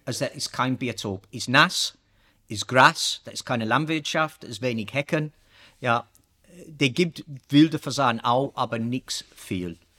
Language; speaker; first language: German; non-native, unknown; English